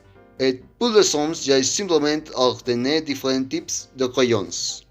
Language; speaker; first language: French; non-native, learner; Spanish